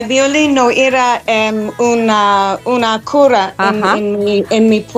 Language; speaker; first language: Spanish; non-native, fluent; English